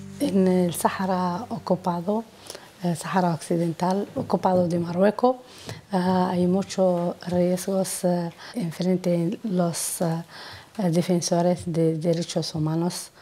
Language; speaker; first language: Spanish; non-native, learner; Arabic